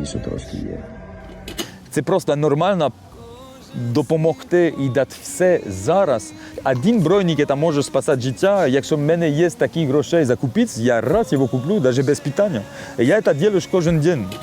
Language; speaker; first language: Ukrainian; non-native, fluent; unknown